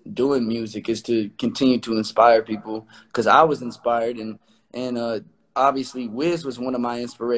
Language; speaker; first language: English; native; English